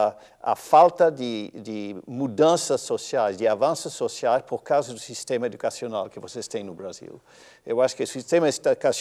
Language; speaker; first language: Portuguese; non-native, fluent; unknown